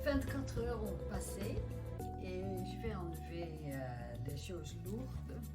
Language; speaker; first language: French; non-native, fluent; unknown